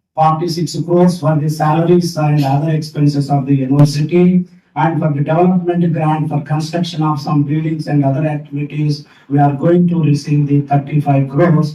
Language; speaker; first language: English; non-native, local second language; Telugu